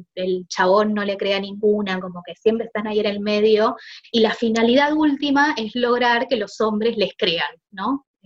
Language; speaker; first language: Spanish; native; Spanish